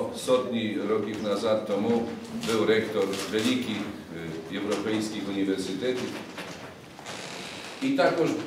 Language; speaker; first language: Polish; non-native, learner; Ukrainian